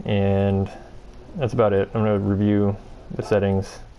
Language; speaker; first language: English; native; English